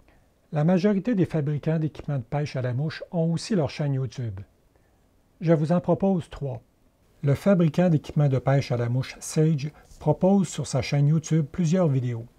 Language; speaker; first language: French; native; French